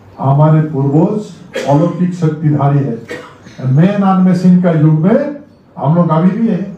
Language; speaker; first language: Hindi; non-native, local second language; Rangpuri